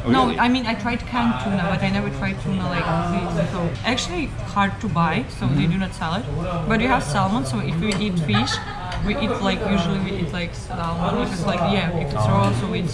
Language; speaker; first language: English; non-native, fluent; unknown